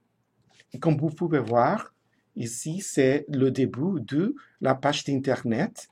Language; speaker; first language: French; non-native, fluent; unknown